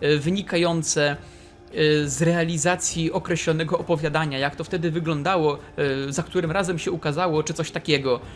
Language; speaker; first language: Polish; native; Polish